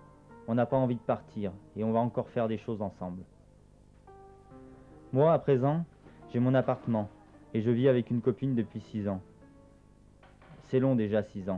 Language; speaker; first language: French; early bilingual, other home language; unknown